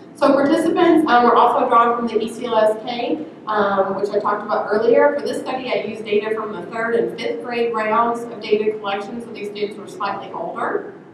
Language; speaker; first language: English; native; English